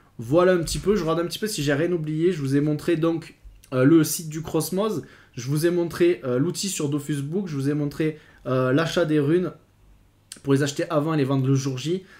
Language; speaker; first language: French; native; French